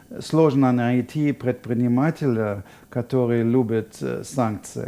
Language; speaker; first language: Russian; non-native, fluent; German